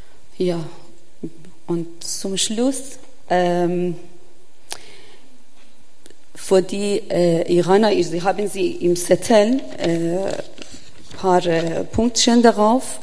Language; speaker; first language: German; non-native, learner; Persian